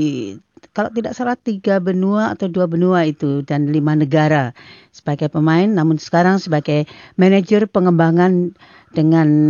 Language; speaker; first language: Indonesian; native; Indonesian